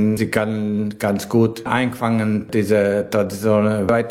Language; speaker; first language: German; non-native, local second language; Hungarian